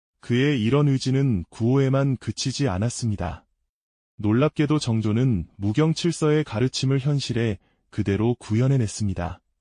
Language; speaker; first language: Korean; native; Korean